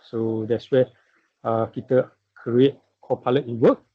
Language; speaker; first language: English; non-native, local second language; Malay